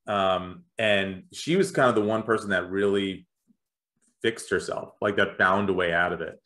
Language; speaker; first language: English; native; English